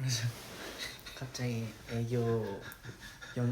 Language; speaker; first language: Korean; non-native, fluent; Japanese